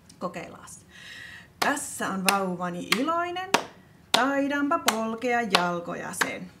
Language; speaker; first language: Finnish; native; Finnish